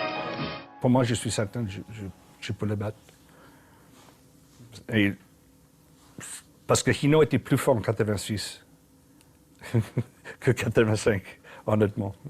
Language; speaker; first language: French; non-native, learner; English